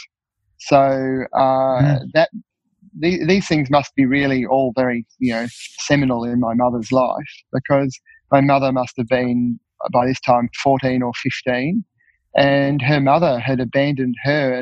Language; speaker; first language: English; native; English